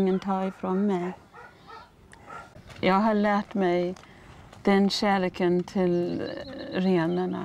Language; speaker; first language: Swedish; non-native, fluent; Māori